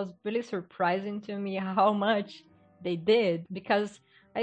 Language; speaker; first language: English; non-native, fluent; Portuguese